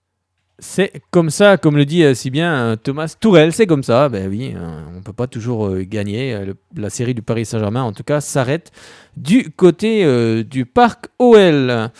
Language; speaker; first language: French; native; French